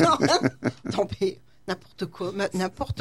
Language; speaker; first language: French; native; French